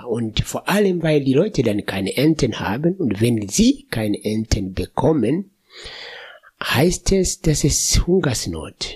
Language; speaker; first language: German; non-native, fluent; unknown